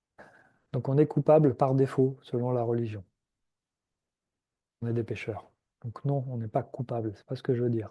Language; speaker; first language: French; native; French